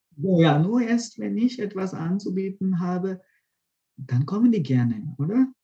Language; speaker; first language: German; non-native, fluent; Konkani